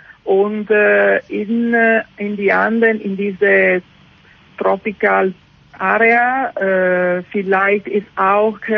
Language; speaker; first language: German; non-native, learner; Italian